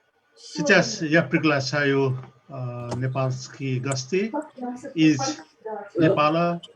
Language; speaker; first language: Russian; non-native, learner; Nepali